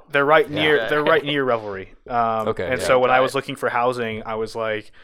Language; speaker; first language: English; native; English